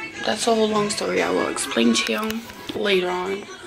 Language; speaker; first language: English; non-native, fluent; Dutch